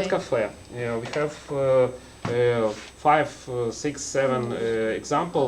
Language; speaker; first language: English; non-native, learner; Russian